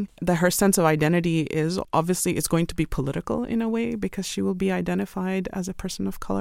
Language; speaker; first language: English; non-native, local second language; Urdu